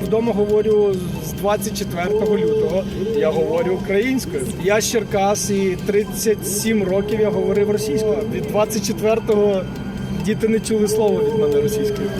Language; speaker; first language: Ukrainian; non-native, local second language; Russian